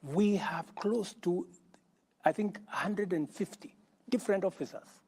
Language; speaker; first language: English; non-native, local second language; Kalenjin